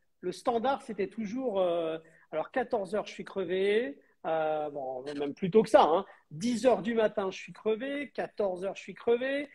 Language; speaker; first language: French; native; French